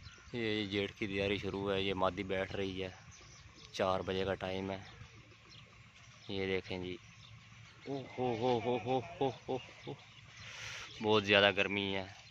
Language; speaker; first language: Hindi; non-native, local second language; Punjabi